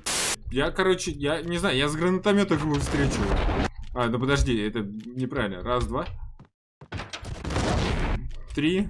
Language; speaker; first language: Russian; native; Russian